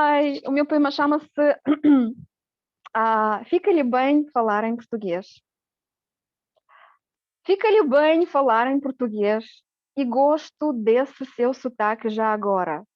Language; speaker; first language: Portuguese; non-native, fluent; Romanian